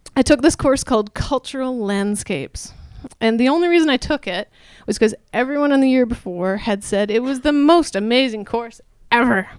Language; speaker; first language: English; native; English